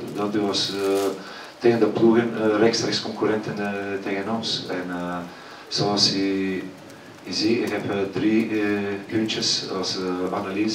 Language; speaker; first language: Dutch; non-native, fluent; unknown